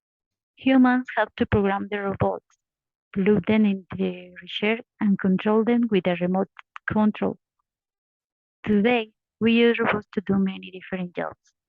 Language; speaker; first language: English; non-native, learner; Spanish